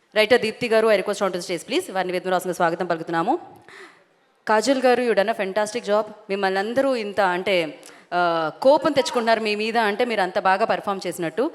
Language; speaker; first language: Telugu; native; Telugu